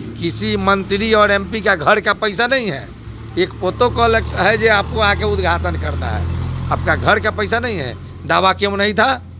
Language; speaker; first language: Hindi; native; Hindi